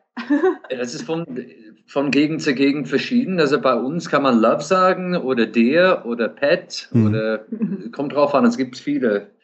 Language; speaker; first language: German; non-native, fluent; English